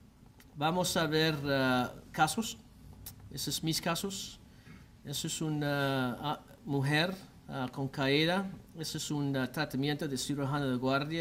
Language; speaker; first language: Spanish; non-native, learner; English